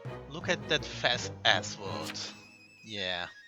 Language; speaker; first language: English; non-native, learner; Turkish